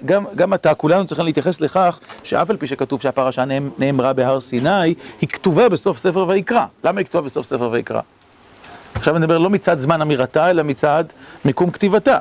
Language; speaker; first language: Hebrew; native; Hebrew